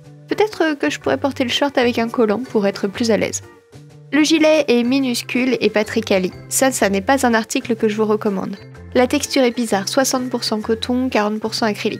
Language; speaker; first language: French; native; French